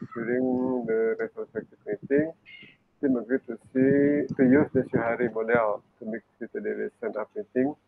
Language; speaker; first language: English; non-native, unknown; Indonesian